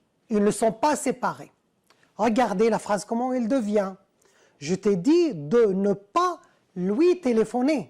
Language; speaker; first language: French; non-native, fluent; Arabic